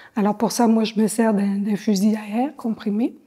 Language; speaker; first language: French; native; French